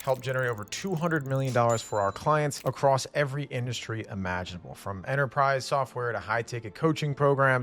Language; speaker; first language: English; native; English